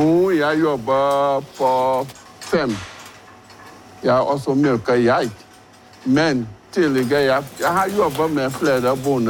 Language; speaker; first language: Norwegian; non-native, learner; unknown